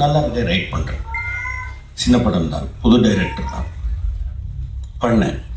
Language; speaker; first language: Tamil; native; Tamil